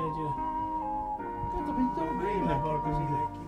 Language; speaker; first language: Italian; non-native, fluent; Chinese